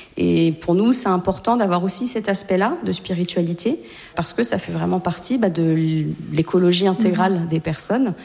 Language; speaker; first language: French; native; French